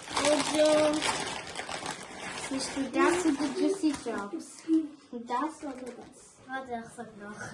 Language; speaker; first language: German; early bilingual, other home language; Tibetan